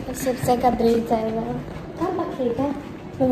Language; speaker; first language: Albanian; early bilingual, heritage; Albanian